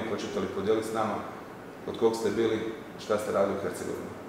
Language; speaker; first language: Serbian; native; Serbian